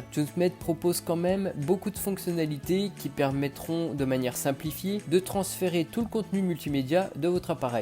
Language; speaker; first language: French; native; French